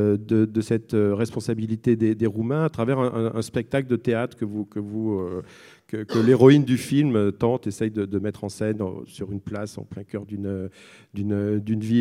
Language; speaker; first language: French; native; French